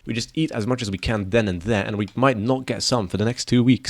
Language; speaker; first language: English; native; English